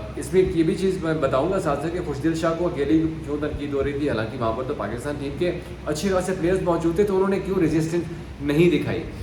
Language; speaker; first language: Urdu; non-native, local second language; Punjabi